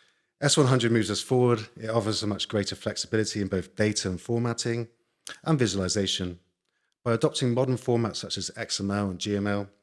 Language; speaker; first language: English; native; English